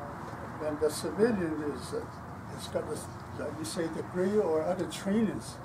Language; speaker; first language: English; non-native, local second language; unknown